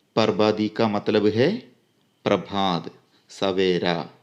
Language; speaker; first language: Hindi; non-native, local second language; Malayalam